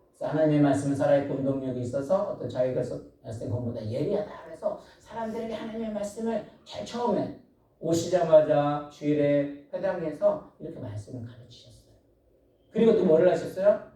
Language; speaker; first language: Korean; native; Korean